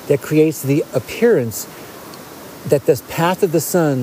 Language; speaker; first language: English; native; English